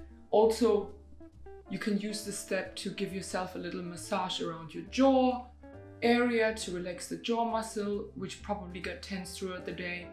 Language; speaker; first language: English; non-native, fluent; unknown